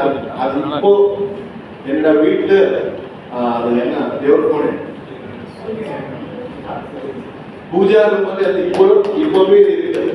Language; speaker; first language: Tamil; non-native, learner; Kannada